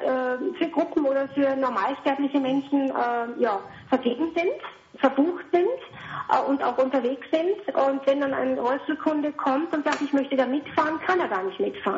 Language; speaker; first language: German; native; German